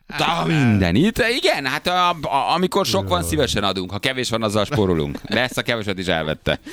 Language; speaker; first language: Hungarian; native; Hungarian